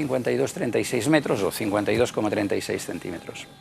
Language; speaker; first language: Spanish; native; Spanish